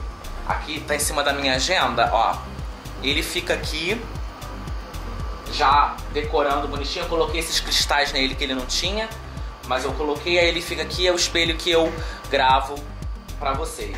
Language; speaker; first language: Portuguese; native; Portuguese